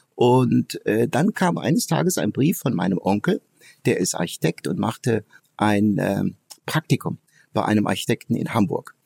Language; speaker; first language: German; early bilingual, other home language; Turkish